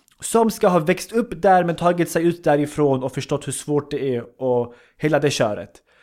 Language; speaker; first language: Swedish; early bilingual, other home language; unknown